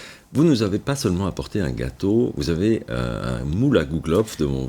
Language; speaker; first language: French; native; French